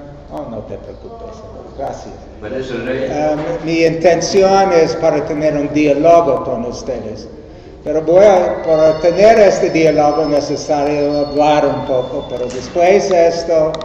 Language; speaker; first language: Spanish; non-native, learner; English